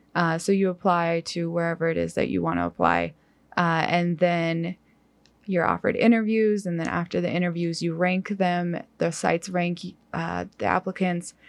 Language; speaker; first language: English; native; English